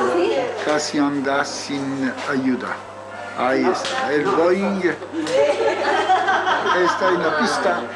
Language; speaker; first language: Spanish; non-native, learner; French